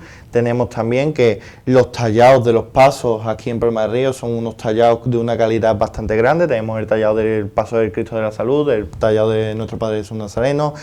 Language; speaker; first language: Spanish; native; Spanish